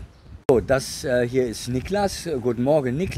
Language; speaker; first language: German; native; German